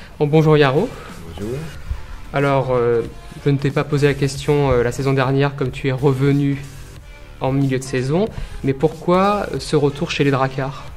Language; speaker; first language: French; native; French